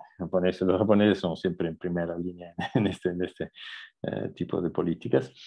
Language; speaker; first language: Spanish; non-native, fluent; Italian